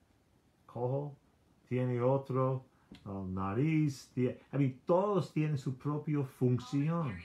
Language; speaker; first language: Spanish; non-native, learner; English